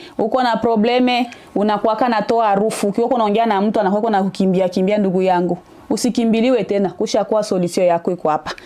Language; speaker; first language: Swahili; native; Swahili